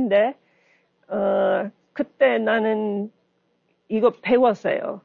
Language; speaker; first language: Korean; non-native, learner; English